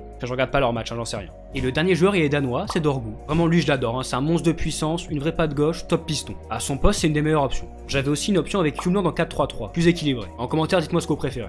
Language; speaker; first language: French; native; French